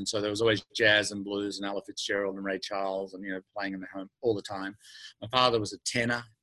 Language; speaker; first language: English; native; English